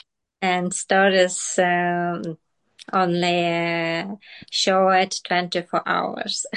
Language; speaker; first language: English; non-native, learner; Ukrainian